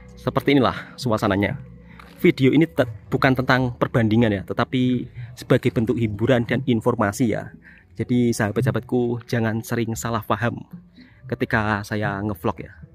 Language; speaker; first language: Indonesian; native; Indonesian